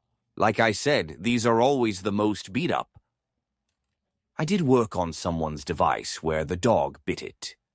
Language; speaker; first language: English; native; English